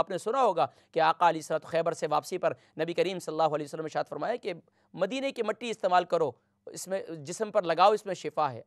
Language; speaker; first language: Urdu; native; Urdu